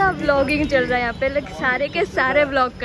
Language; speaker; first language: Hindi; non-native, local second language; Bangla